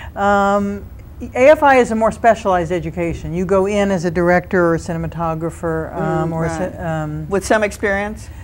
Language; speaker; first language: English; native; English